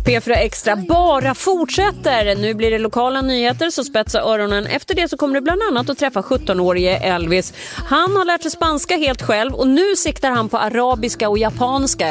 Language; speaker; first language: Swedish; native; Swedish